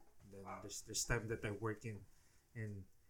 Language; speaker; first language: English; non-native, local second language; Filipino